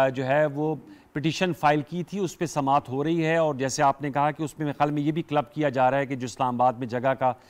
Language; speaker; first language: Hindi; native; Hindi